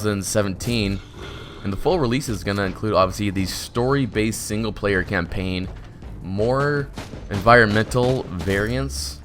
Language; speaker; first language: English; native; English